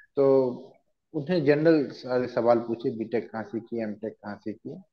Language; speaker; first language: Hindi; native; Hindi